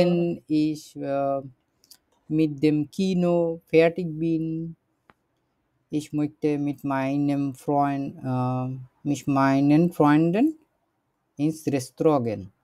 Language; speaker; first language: German; non-native, learner; Bangla